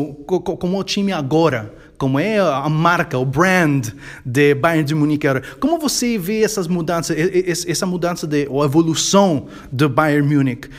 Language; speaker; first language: Portuguese; non-native, fluent; Spanish